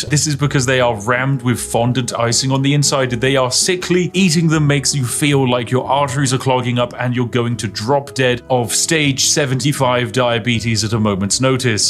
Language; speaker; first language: English; native; English